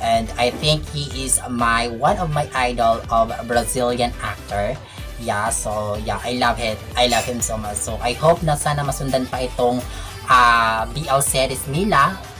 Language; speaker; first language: English; non-native, local second language; Filipino